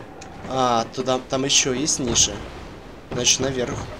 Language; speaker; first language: Russian; native; Russian